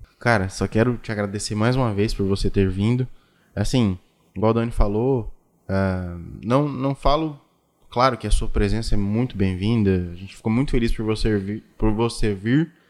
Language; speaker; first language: Portuguese; native; Portuguese